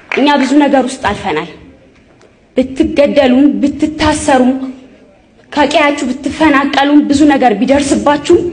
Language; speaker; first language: Amharic; non-native, local second language; Oromo